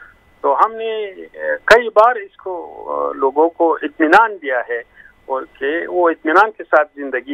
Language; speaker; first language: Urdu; non-native, fluent; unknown